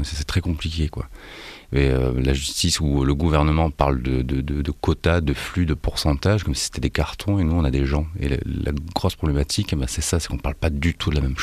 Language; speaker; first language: French; native; French